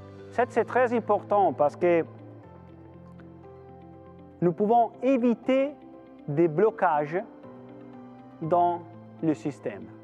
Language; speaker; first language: French; non-native, fluent; Italian